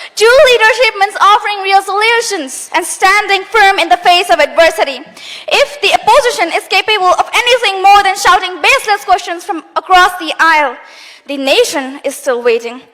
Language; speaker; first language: English; non-native, local second language; Nepali